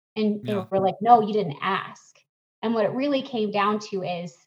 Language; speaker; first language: English; native; English